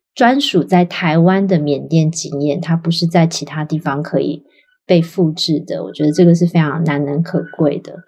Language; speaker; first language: Chinese; native; Chinese